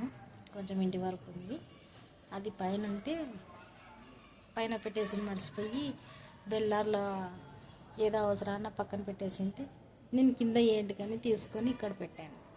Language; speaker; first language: Telugu; native; Telugu